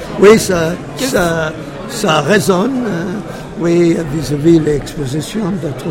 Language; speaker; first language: French; non-native, fluent; English